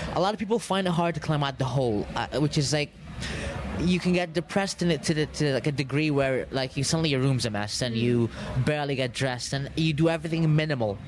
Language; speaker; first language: English; early bilingual, other home language; Arabic